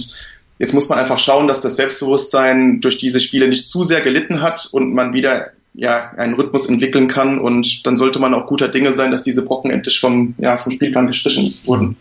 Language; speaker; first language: German; native; German